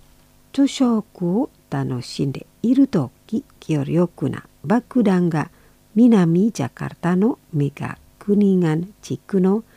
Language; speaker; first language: Japanese; non-native, fluent; Indonesian